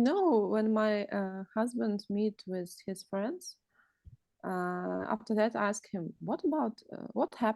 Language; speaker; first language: English; non-native, learner; Russian